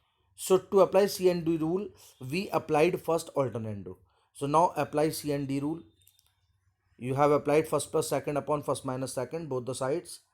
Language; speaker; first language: English; non-native, local second language; Hindi